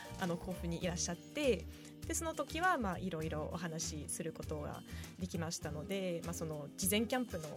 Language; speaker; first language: Japanese; non-native, fluent; French